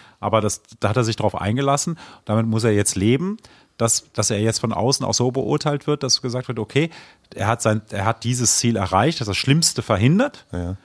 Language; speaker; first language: German; native; German